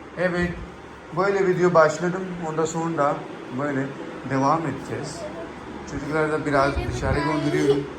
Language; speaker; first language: Turkish; non-native, learner; Urdu